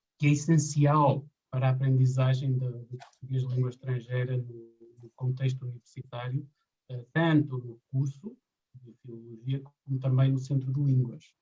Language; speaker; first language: Portuguese; native; Portuguese